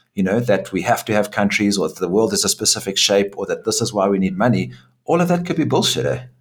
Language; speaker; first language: English; native; English